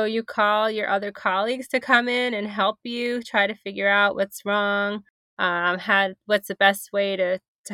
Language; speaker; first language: English; native; English